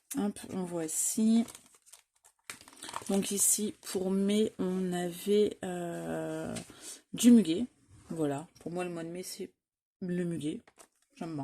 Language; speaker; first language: French; native; French